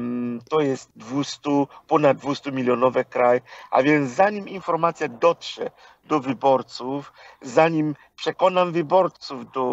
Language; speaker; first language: Polish; non-native, fluent; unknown